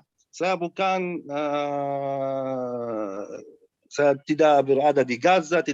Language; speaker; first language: Indonesian; non-native, learner; Arabic